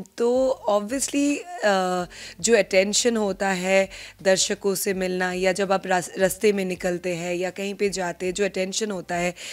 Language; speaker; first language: Hindi; non-native, local second language; Bangla